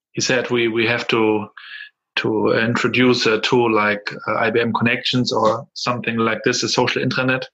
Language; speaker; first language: English; non-native, fluent; German